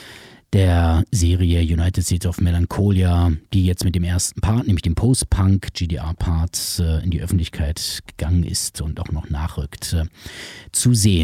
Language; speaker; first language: German; native; German